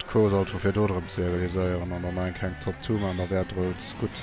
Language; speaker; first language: German; non-native, local second language; Luxembourgish